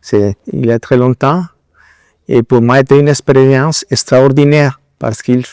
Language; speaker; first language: French; non-native, fluent; Spanish